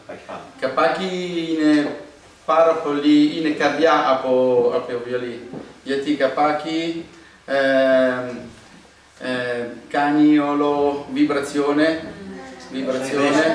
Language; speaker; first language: Greek; non-native, learner; Italian